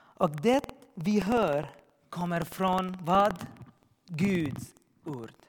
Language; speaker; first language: Swedish; non-native, learner; Arabic